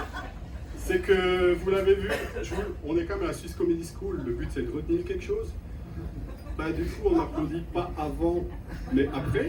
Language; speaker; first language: French; native; French